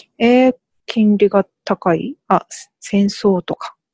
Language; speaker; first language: Japanese; early bilingual, other home language; Korean